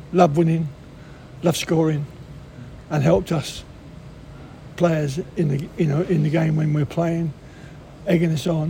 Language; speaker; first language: English; native; English